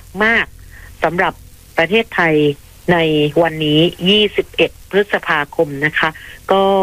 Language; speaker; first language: Thai; native; Thai